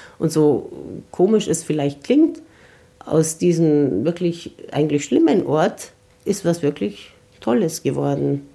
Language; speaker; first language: German; native; German